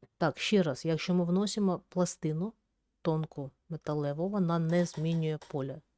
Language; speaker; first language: Ukrainian; native; Ukrainian